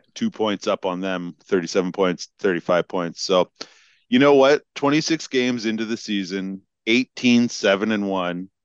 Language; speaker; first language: English; native; English